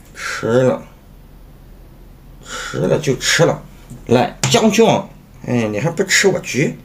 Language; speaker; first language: Chinese; native; Chinese